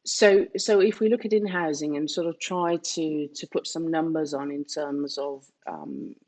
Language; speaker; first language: English; non-native, fluent; Danish